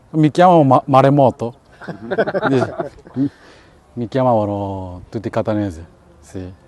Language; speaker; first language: Italian; non-native, learner; Japanese